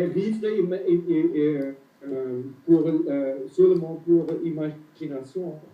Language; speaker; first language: French; non-native, fluent; German